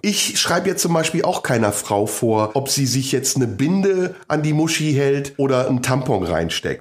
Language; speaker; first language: German; native; German